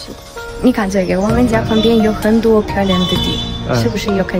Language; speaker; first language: Chinese; non-native, learner; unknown